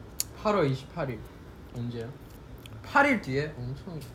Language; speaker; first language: Korean; non-native, fluent; Chinese